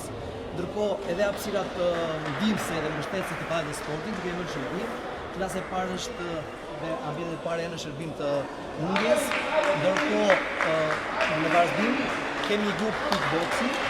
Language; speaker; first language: Albanian; native; Albanian